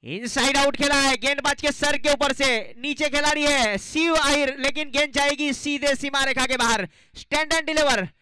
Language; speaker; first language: Hindi; non-native, local second language; Gujarati